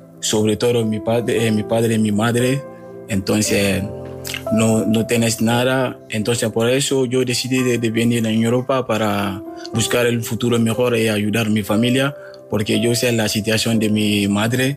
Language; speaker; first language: Spanish; non-native, learner; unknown